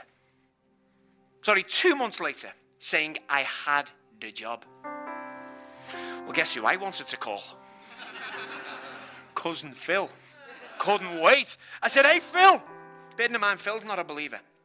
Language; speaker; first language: English; native; English